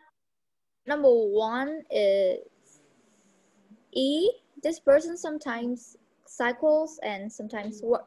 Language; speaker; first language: English; non-native, learner; Vietnamese